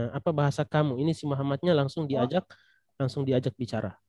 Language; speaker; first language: Indonesian; native; Indonesian